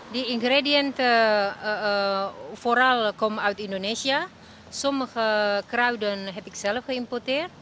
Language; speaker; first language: Dutch; non-native, learner; Indonesian